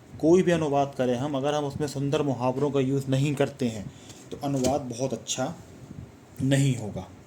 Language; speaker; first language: Hindi; native; Hindi